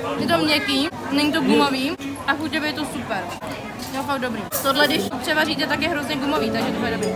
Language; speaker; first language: Czech; early bilingual, other home language; Vietnamese